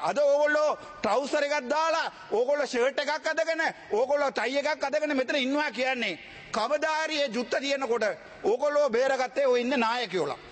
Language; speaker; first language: Sinhala; non-native, local second language; Tamil